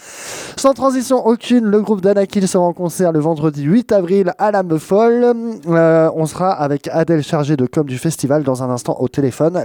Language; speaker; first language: French; native; French